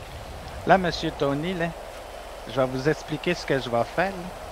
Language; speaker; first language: French; native; French